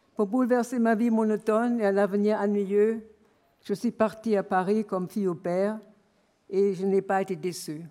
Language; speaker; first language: French; non-native, fluent; German